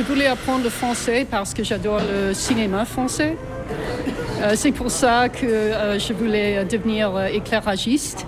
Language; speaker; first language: French; non-native, fluent; English